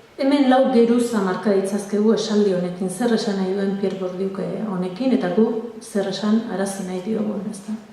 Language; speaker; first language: Basque; native; Basque